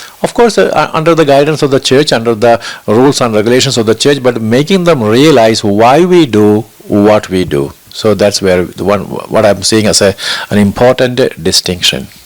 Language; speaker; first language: English; non-native, local second language; Malayalam